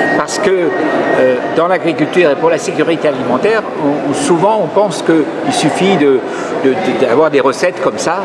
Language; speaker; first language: French; native; French